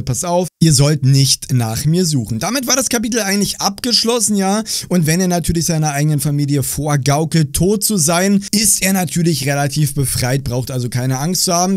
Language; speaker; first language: German; native; German